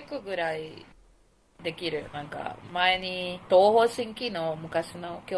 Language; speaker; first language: Japanese; non-native, learner; Spanish